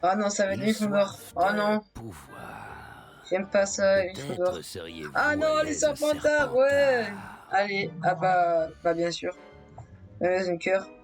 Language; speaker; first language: French; native; French